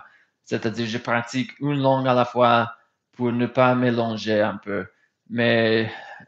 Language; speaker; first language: French; non-native, fluent; English